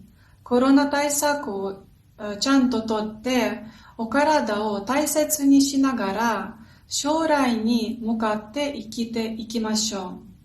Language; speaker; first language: Japanese; non-native, fluent; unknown